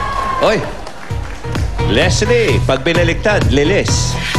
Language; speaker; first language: Filipino; native; Filipino